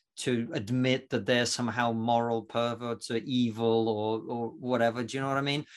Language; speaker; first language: English; non-native, fluent; Russian